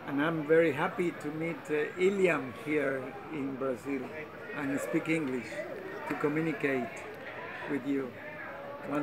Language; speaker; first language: English; non-native, fluent; Spanish